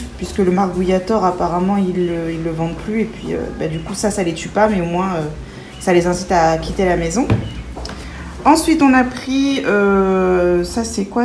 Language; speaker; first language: French; native; French